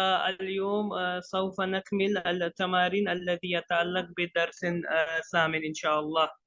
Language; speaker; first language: Arabic; non-native, fluent; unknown